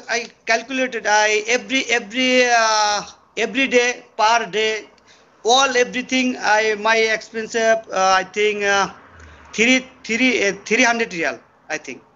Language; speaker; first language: English; non-native, learner; Bangla